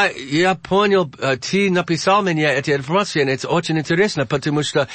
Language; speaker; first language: Russian; non-native, learner; English